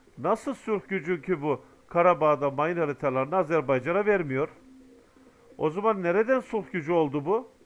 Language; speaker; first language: Turkish; native; Turkish